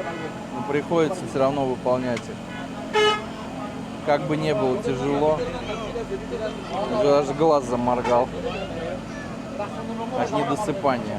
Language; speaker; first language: Russian; native; Russian